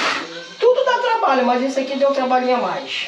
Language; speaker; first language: Portuguese; native; Portuguese